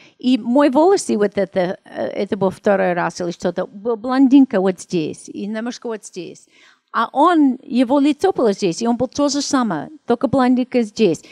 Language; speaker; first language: Russian; non-native, learner; English